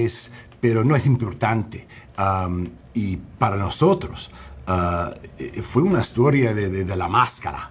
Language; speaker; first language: Spanish; non-native, learner; English